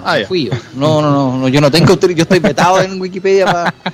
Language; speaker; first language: Spanish; native; Spanish